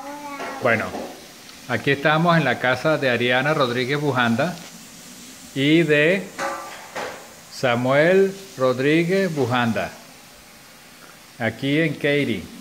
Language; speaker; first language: Spanish; native; Spanish